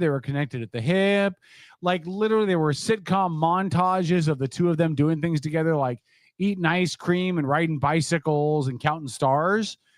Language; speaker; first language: English; native; English